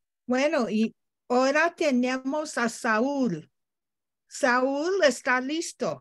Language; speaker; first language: Spanish; non-native, learner; English